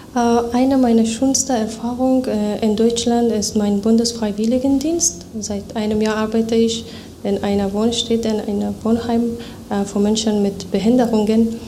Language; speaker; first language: German; non-native, fluent; Persian